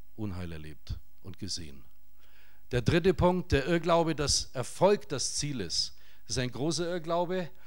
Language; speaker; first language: German; native; German